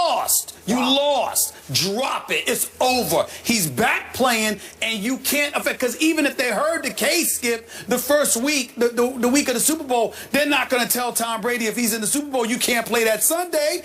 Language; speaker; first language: English; native; English